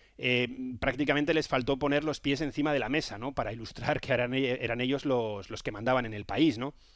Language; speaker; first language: Spanish; native; Spanish